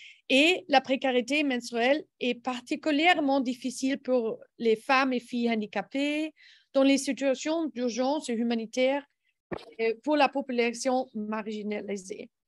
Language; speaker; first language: French; non-native, learner; English